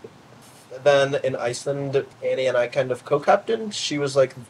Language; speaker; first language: English; native; English